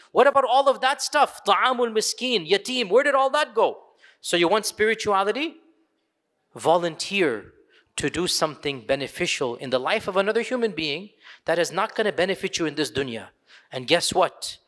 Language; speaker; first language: English; early bilingual, other home language; Urdu